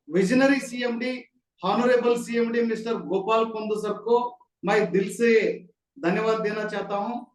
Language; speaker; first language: Hindi; non-native, local second language; Kannada